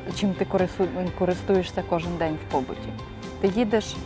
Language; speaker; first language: Ukrainian; native; Ukrainian